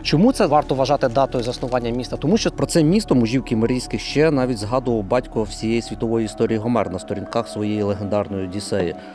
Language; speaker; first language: Ukrainian; native; Ukrainian